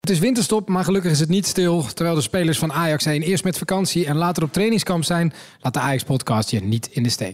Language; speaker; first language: Dutch; native; Dutch